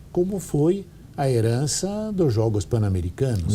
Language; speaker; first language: Portuguese; non-native, fluent; Italian